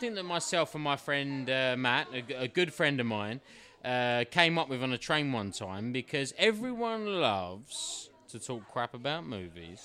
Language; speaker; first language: English; native; English